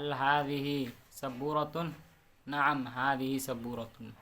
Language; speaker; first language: Arabic; non-native, learner; Urdu